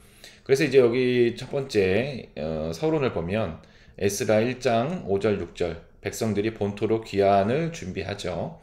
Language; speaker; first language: Korean; native; Korean